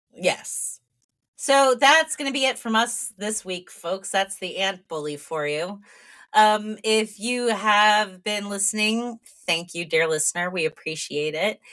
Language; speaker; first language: English; native; English